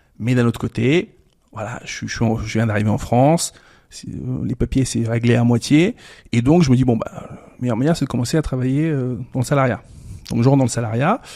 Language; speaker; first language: French; early bilingual, other home language; Serbian